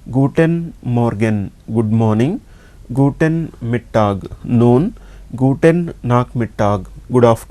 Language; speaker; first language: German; non-native, learner; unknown